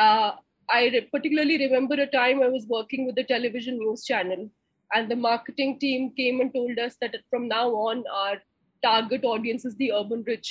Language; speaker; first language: English; non-native, local second language; Hindi